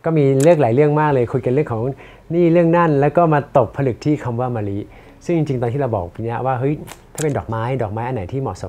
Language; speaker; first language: Thai; native; Thai